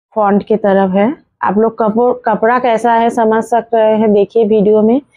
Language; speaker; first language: Hindi; non-native, local second language; Bangla